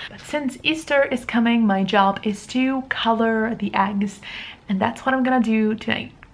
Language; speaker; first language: English; non-native, fluent; Russian